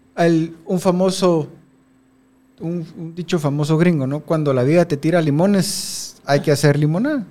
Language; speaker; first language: Spanish; native; Spanish